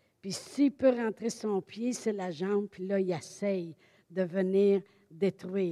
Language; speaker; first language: French; native; French